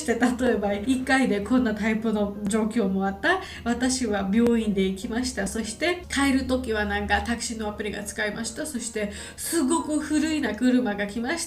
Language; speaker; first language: Japanese; non-native, learner; Georgian